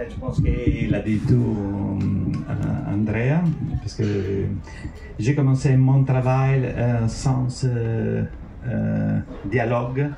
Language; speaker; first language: French; non-native, fluent; Italian